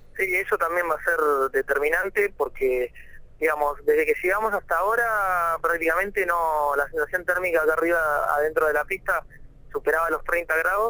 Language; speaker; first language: Spanish; native; Spanish